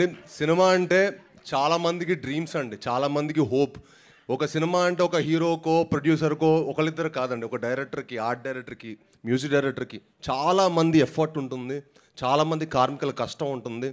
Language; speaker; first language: Telugu; native; Telugu